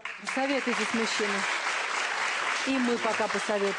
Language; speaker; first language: Russian; native; Russian